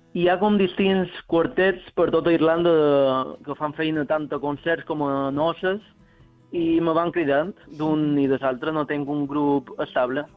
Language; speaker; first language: Catalan; native; Catalan